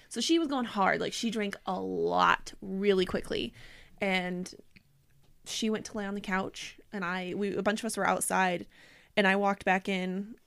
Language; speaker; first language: English; native; English